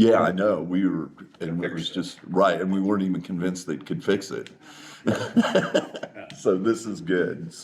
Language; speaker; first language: English; native; English